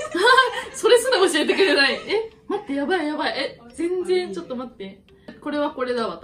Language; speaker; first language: Japanese; native; Japanese